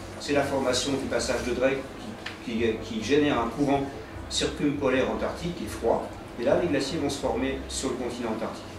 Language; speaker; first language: French; native; French